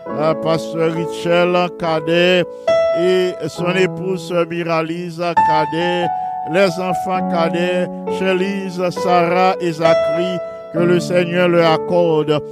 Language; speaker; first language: French; non-native, local second language; Haitian Creole